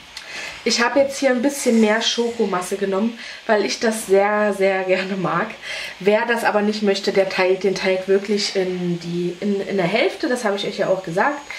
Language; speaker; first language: German; native; German